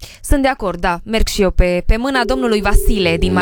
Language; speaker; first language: Romanian; native; Romanian